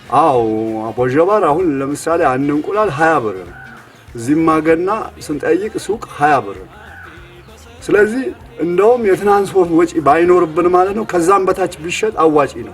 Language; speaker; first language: Amharic; non-native, local second language; Sebat Bet Gurage